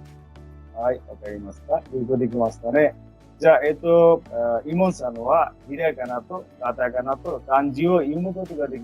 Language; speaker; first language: Japanese; non-native, fluent; Bangla